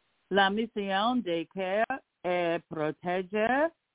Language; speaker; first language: Spanish; non-native, learner; English